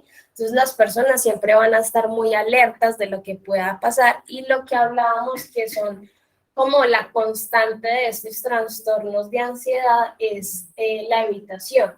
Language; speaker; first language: Spanish; native; Spanish